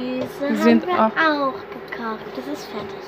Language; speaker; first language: German; early bilingual, other home language; Arabic